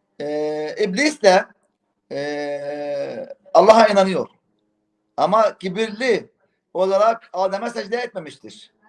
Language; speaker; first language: Turkish; non-native, fluent; Arabic